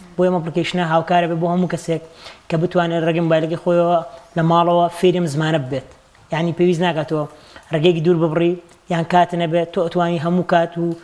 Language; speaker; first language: Central Kurdish; native; Central Kurdish